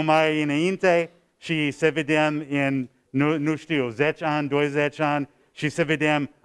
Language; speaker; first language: Romanian; non-native, learner; English